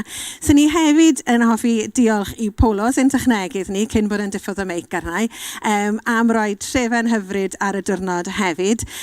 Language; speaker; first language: Welsh; native; Welsh